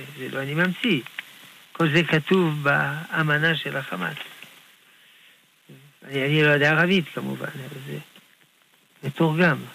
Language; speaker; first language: Hebrew; non-native, fluent; French